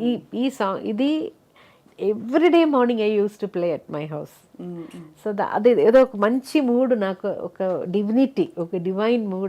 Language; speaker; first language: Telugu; non-native, local second language; Malayalam